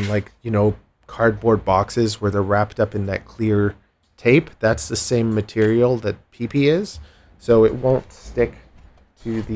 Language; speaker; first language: English; native; English